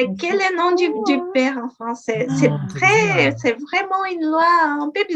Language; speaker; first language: French; non-native, fluent; Portuguese